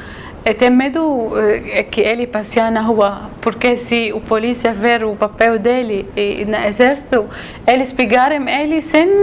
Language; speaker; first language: Portuguese; non-native, learner; Arabic